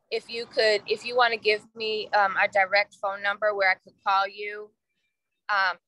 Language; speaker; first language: English; native; English